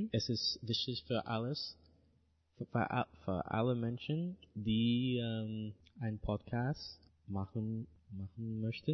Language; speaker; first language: German; non-native, learner; English